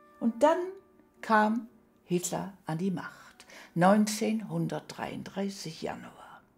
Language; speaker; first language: German; early bilingual, heritage; German